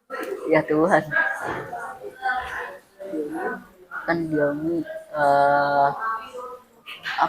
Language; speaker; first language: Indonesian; native; Indonesian